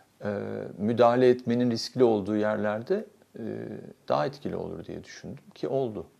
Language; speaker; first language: Turkish; native; Turkish